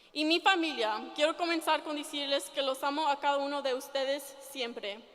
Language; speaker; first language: Spanish; early bilingual, other home language; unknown